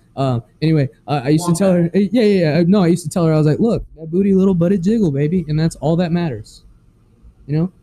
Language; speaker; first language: English; native; English